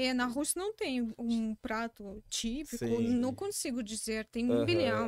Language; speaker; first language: Portuguese; non-native, learner; Russian